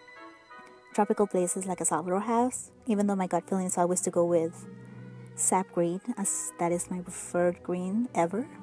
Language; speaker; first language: English; non-native, fluent; Spanish